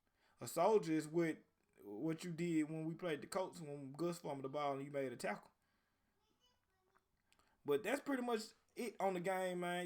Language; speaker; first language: English; native; English